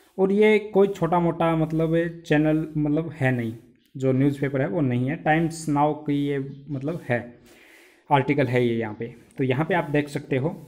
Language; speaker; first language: Hindi; native; Hindi